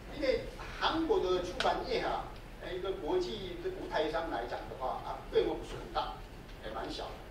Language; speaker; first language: Chinese; non-native, fluent; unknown